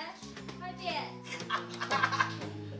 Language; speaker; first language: Chinese; native; Chinese